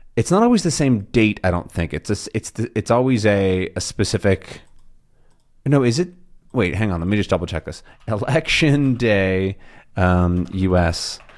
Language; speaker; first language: English; native; English